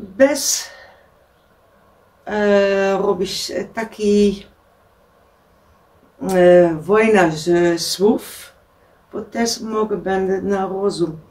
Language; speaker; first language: Polish; non-native, learner; Dutch